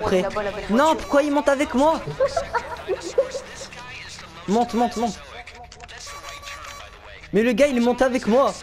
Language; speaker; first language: French; native; French